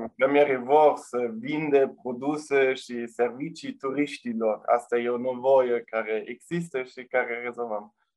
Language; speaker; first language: Romanian; non-native, local second language; German